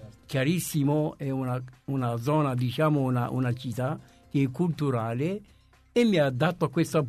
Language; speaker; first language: Italian; non-native, fluent; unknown